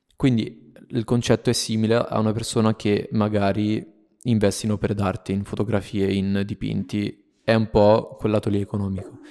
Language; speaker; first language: Italian; native; Italian